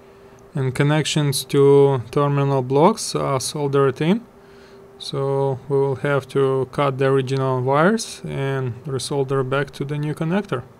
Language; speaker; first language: English; non-native, fluent; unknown